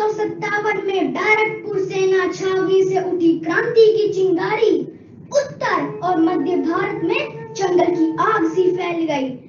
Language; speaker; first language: Hindi; native; Hindi